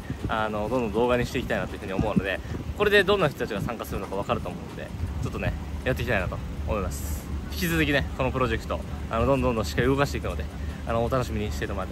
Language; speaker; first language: Japanese; native; Japanese